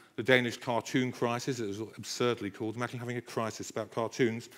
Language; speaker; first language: English; native; English